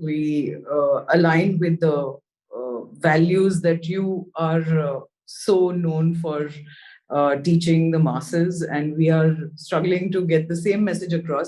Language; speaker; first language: English; non-native, local second language; Hindi